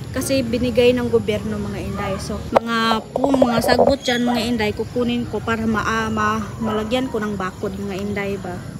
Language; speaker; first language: Filipino; non-native, local second language; Cebuano